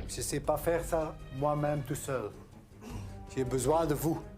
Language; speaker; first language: French; non-native, local second language; Dutch